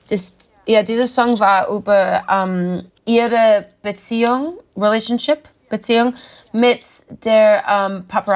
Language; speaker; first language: German; non-native, learner; English